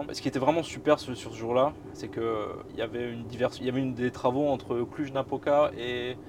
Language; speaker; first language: French; native; French